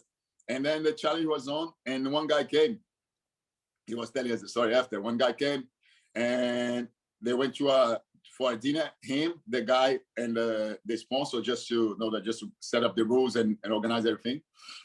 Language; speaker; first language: English; non-native, fluent; Portuguese